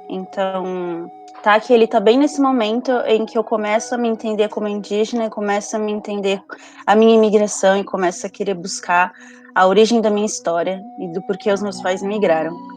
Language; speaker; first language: Portuguese; early bilingual, other home language; Spanish